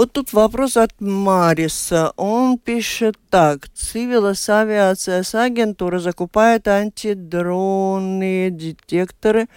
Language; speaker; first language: Russian; native; Russian